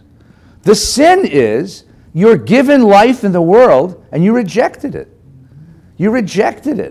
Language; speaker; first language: English; native; English